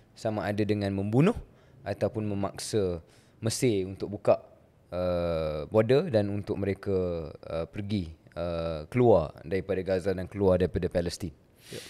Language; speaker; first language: Malay; native; Malay